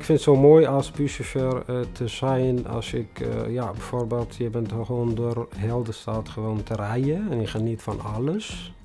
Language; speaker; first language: Dutch; non-native, fluent; Tigrinya